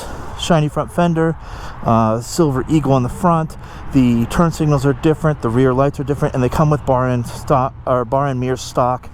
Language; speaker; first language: English; native; English